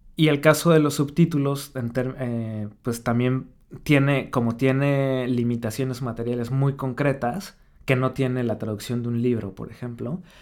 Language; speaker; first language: Spanish; native; Spanish